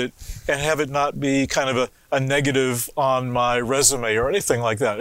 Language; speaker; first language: English; native; English